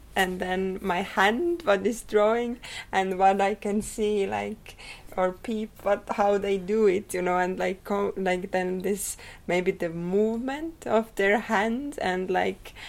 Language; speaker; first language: English; non-native, fluent; Estonian